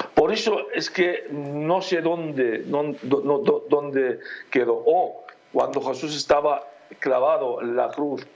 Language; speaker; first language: Spanish; non-native, fluent; Aramaic